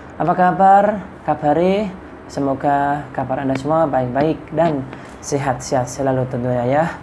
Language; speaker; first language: Indonesian; native; Indonesian